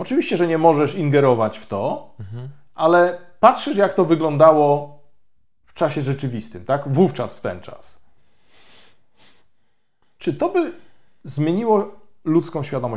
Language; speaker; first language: Polish; native; Polish